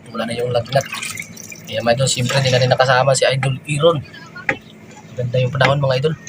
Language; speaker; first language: Filipino; non-native, local second language; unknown